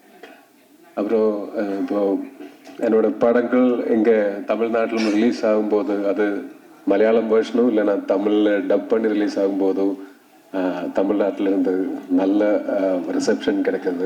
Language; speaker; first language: Tamil; non-native, learner; Malayalam